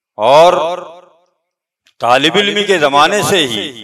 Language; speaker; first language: Urdu; native; Urdu